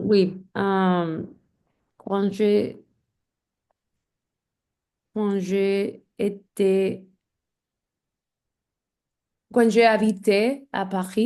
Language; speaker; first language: French; non-native, learner; English